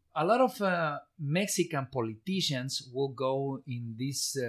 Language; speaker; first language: English; non-native, fluent; Spanish